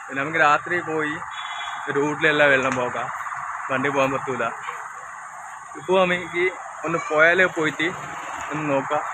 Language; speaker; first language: Malayalam; non-native, learner; Assamese